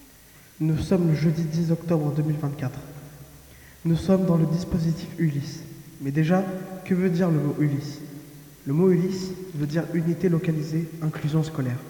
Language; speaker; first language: French; native; French